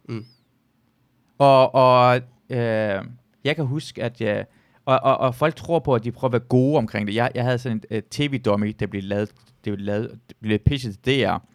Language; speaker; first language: Danish; early bilingual, other home language; Persian